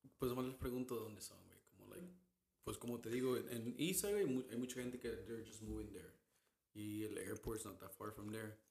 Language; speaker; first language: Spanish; early bilingual, heritage; Spanish